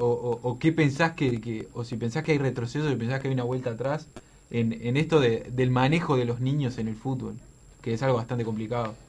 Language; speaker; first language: Spanish; native; Spanish